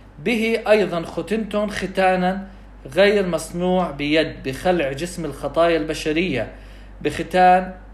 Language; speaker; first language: Arabic; non-native, fluent; English